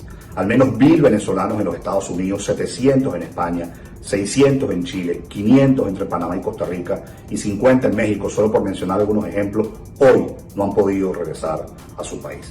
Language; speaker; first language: Spanish; native; Spanish